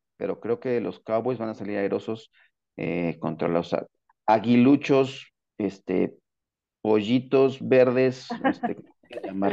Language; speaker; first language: Spanish; native; Spanish